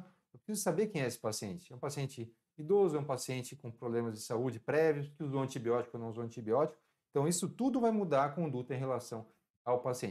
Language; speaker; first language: Portuguese; native; Portuguese